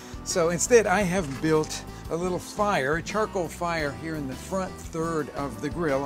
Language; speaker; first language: English; native; English